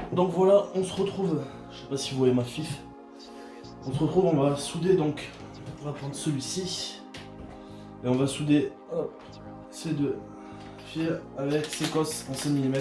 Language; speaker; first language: French; native; French